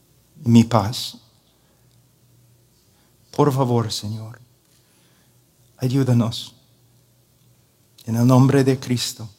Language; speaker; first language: Spanish; non-native, fluent; English